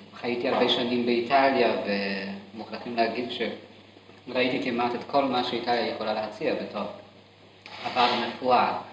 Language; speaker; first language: Hebrew; non-native, fluent; Yiddish